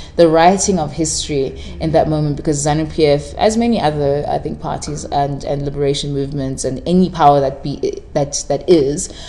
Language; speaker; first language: English; non-native, local second language; Shona